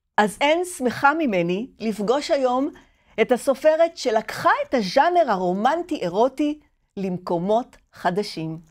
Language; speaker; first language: Hebrew; native; Hebrew